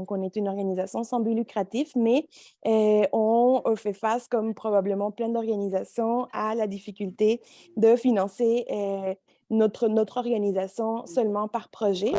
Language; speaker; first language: French; native; French